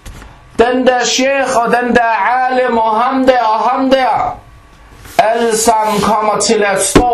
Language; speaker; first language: Danish; early bilingual, other home language; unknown